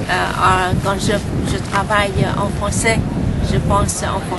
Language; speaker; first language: French; non-native, learner; Vietnamese